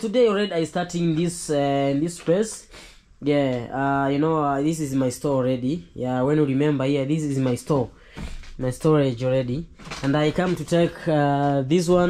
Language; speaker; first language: English; non-native, learner; Swahili